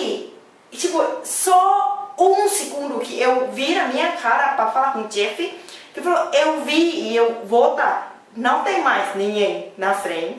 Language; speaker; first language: Portuguese; non-native, learner; Thai